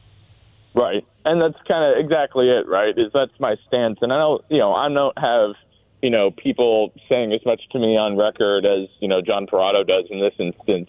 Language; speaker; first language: English; native; English